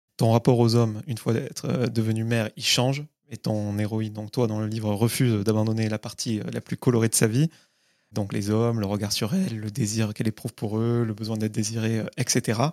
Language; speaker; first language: French; native; French